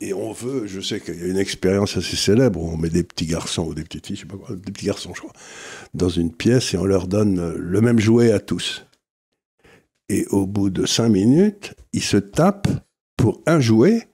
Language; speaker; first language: French; native; French